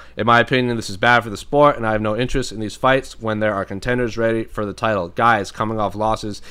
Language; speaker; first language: English; native; English